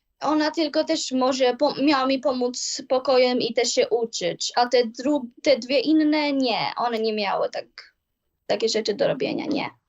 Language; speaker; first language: Polish; early bilingual, heritage; Polish